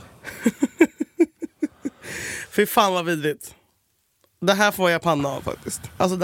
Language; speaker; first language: Swedish; native; Swedish